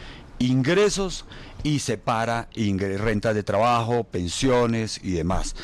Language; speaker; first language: Spanish; native; Spanish